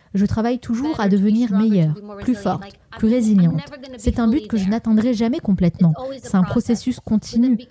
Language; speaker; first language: French; non-native, fluent; Greek